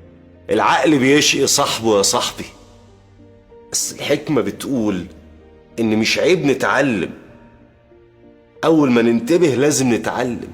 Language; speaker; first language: Arabic; native; Arabic